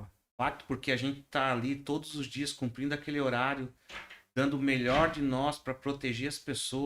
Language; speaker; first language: Portuguese; native; Portuguese